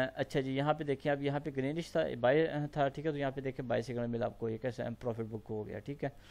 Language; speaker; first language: Urdu; non-native, local second language; Punjabi